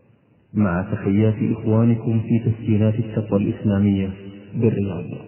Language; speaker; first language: Arabic; native; Arabic